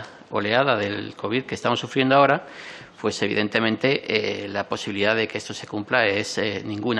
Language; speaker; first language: Spanish; native; Spanish